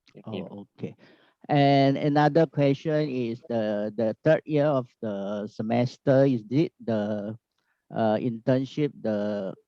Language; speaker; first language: English; non-native, learner; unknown